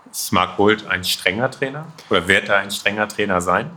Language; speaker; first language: German; native; German